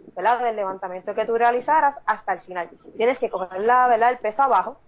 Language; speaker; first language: Spanish; native; Spanish